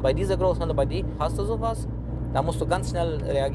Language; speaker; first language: German; non-native, learner; Polish